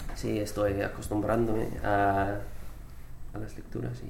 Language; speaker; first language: Spanish; non-native, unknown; English